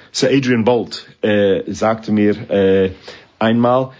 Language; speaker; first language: German; non-native, fluent; English